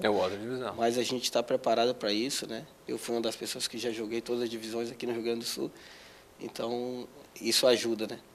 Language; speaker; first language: Portuguese; native; Portuguese